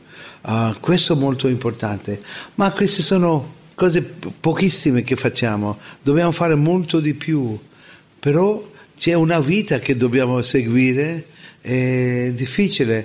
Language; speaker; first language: Italian; non-native, fluent; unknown